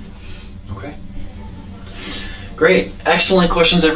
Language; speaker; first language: English; native; English